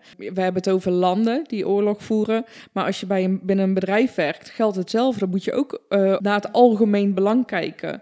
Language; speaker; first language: Dutch; early bilingual, other home language; Persian